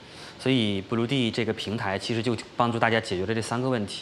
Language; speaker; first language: Chinese; native; Chinese